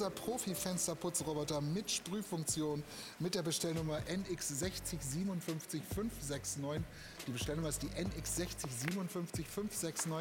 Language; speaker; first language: German; native; German